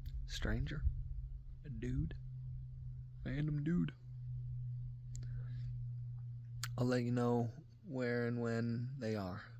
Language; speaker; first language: English; native; English